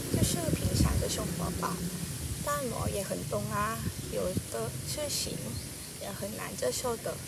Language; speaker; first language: Chinese; non-native, learner; Thai